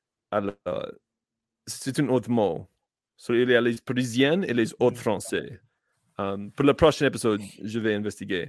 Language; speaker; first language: French; non-native, learner; English